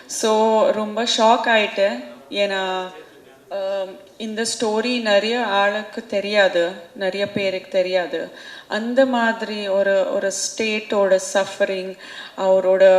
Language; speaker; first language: Tamil; non-native, fluent; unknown